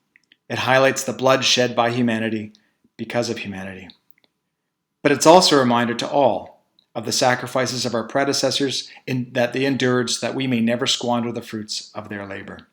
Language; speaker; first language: English; native; English